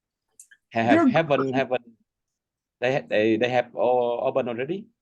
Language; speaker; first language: English; non-native, learner; Vietnamese